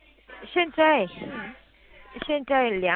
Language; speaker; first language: Chinese; non-native, learner; Korean